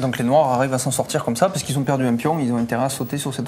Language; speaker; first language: French; native; French